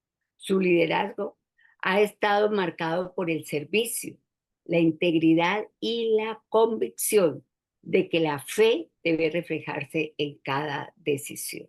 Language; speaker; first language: Spanish; native; Spanish